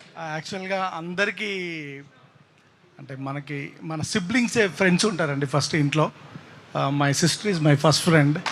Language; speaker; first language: Telugu; native; Telugu